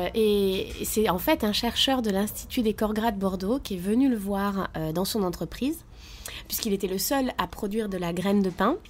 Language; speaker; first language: French; native; French